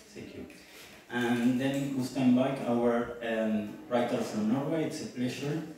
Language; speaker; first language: English; non-native, learner; Spanish